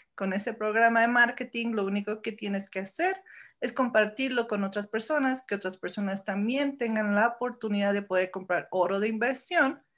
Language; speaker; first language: Spanish; early bilingual, heritage; Spanish